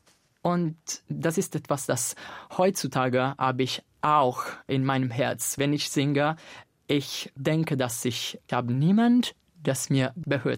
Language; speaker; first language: German; non-native, fluent; Italian